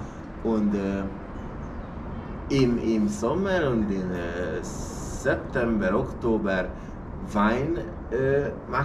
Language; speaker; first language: German; non-native, learner; Hungarian